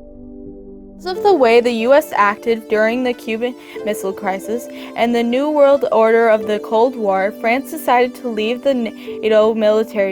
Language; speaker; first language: English; native; English